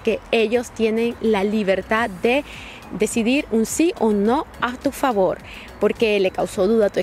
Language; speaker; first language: Spanish; native; Spanish